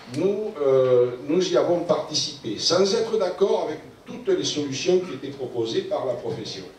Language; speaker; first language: French; native; French